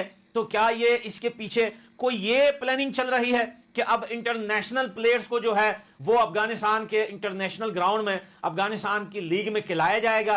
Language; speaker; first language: Hindi; native; Hindi